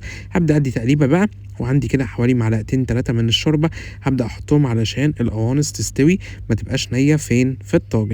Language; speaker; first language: Arabic; native; Arabic